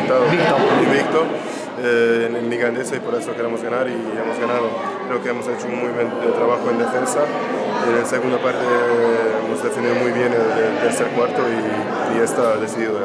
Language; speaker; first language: Spanish; non-native, fluent; Hungarian